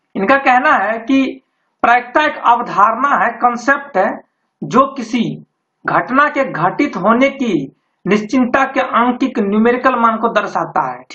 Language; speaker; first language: Hindi; native; Hindi